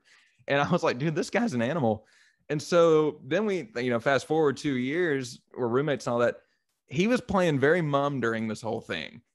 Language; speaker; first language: English; native; English